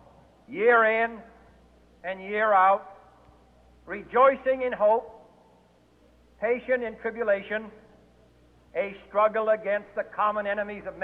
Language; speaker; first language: English; native; English